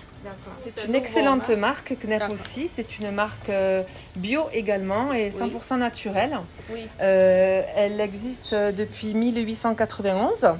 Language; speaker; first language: French; native; French